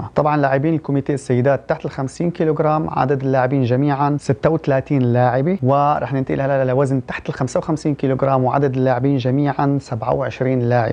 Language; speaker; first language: Arabic; early bilingual, heritage; Arabic